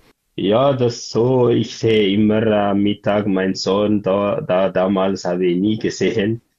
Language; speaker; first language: German; non-native, learner; Tigrinya